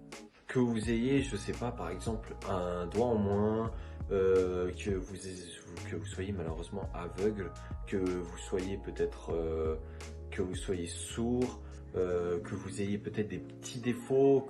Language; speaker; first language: French; native; French